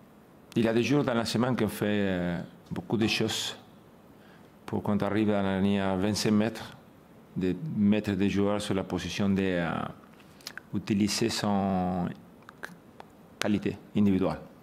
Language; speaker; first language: French; non-native, fluent; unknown